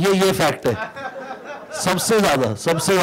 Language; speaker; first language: Hindi; native; Hindi